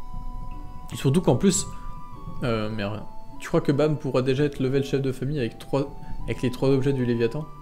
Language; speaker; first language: French; native; French